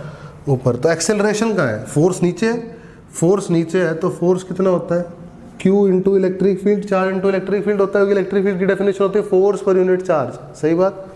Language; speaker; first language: Hindi; native; Hindi